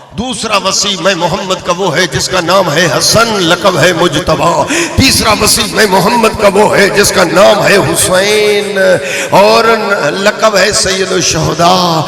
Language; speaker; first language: Urdu; non-native, local second language; Punjabi